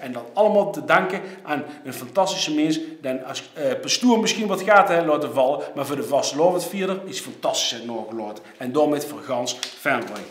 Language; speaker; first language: Dutch; native; Dutch